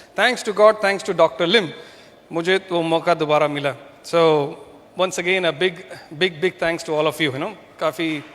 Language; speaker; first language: Hindi; non-native, local second language; Malayalam